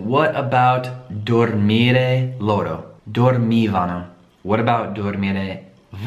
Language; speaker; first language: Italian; non-native, fluent; English